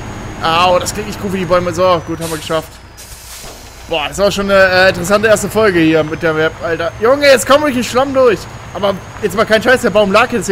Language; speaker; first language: German; native; German